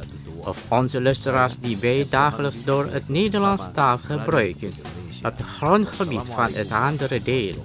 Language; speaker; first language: Dutch; non-native, learner; Indonesian